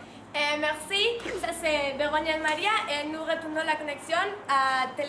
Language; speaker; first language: French; non-native, learner; Spanish